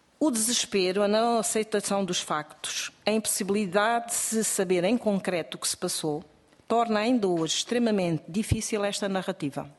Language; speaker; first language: Portuguese; native; Portuguese